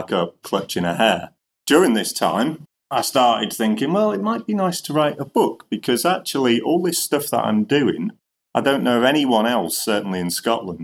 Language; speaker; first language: English; native; English